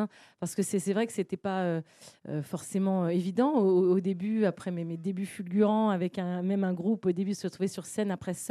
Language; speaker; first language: French; native; French